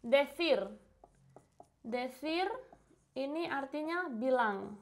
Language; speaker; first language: Indonesian; non-native, fluent; Spanish